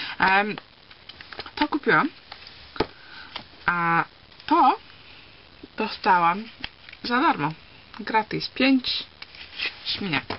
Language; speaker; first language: Polish; early bilingual, heritage; Polish